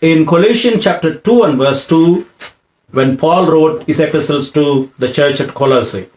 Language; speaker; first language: English; non-native, local second language; Tamil